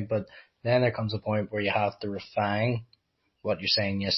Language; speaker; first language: English; native; English